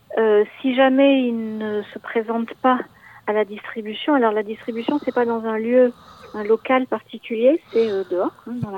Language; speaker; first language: French; native; French